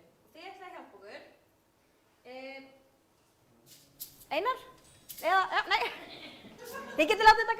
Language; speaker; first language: Icelandic; native; Icelandic